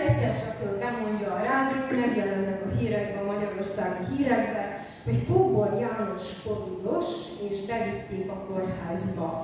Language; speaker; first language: Hungarian; native; Hungarian